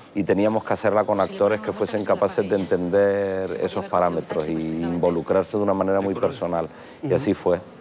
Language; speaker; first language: Spanish; native; Spanish